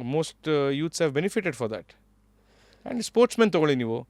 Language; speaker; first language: English; non-native, local second language; Kannada